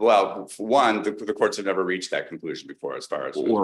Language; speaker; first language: English; native; English